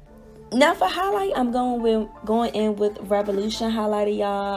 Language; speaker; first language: English; native; English